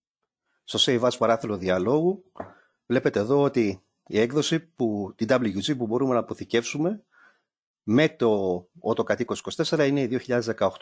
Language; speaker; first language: Greek; native; Greek